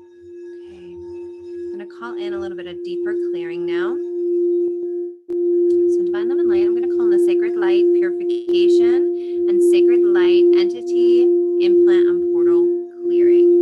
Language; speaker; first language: English; native; English